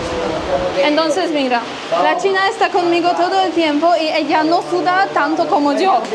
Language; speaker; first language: Spanish; non-native, fluent; Polish